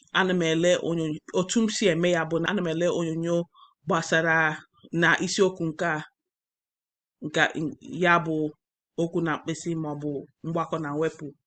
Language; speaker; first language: Igbo; non-native, learner; English